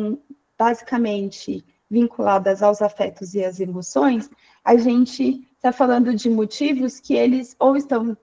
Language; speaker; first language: Portuguese; native; Portuguese